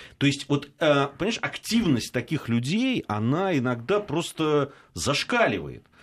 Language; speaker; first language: Russian; native; Russian